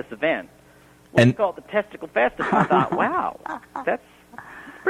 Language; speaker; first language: English; native; English